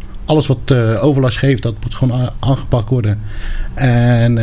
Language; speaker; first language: Dutch; native; Dutch